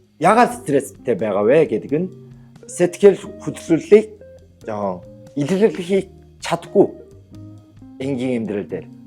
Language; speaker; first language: Mongolian; non-native, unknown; Korean